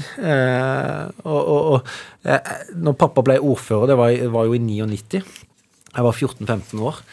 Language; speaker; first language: Norwegian; native; Norwegian